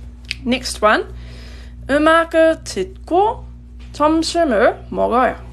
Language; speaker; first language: Korean; non-native, fluent; English